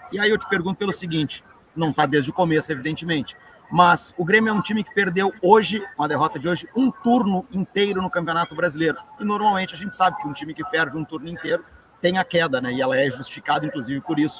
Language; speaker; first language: Portuguese; native; Portuguese